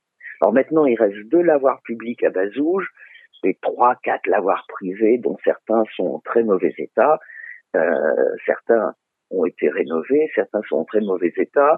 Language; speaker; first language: French; native; French